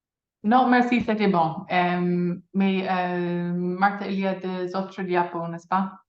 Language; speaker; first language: French; non-native, fluent; English